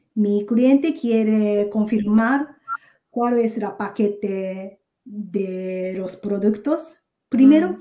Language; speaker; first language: Spanish; non-native, fluent; Japanese